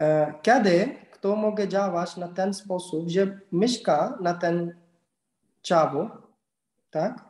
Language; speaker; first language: Polish; non-native, learner; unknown